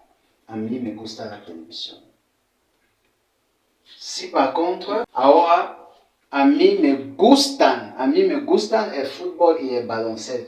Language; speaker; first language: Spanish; non-native, fluent; French